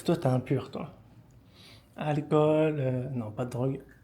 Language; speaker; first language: French; native; French